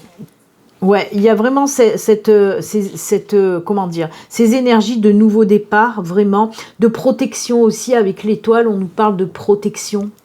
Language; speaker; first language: French; native; French